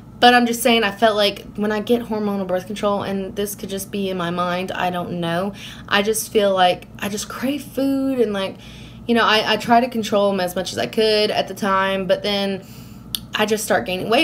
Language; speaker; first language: English; native; English